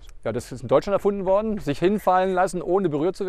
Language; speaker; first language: German; native; German